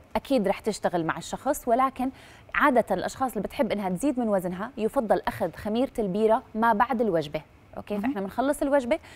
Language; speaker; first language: Arabic; native; Arabic